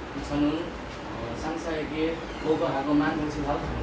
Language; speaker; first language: Korean; non-native, learner; Nepali